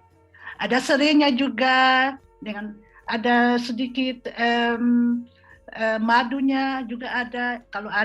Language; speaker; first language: Indonesian; non-native, fluent; Dutch